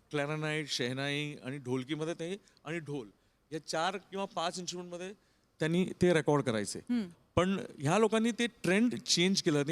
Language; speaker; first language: Marathi; non-native, local second language; Tamil